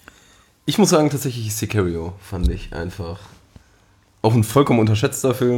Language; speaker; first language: German; native; German